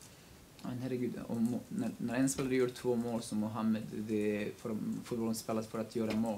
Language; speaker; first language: Swedish; non-native, local second language; Kurdish